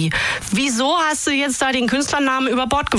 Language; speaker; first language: German; native; German